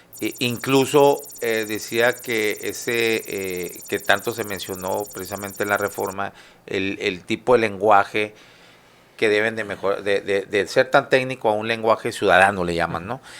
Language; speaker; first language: Spanish; native; Spanish